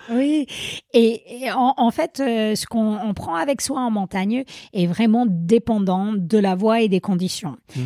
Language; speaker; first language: French; non-native, fluent; English